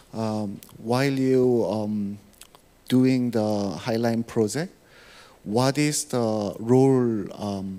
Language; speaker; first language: English; non-native, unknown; Korean